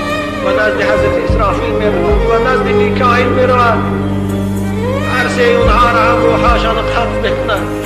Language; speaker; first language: Persian; native; Persian